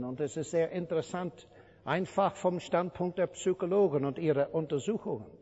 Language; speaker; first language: German; non-native, fluent; English